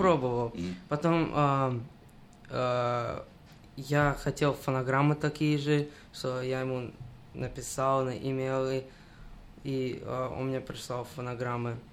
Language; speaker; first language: Russian; early bilingual, heritage; Russian